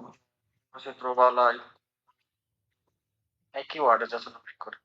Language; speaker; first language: Italian; non-native, learner; Bangla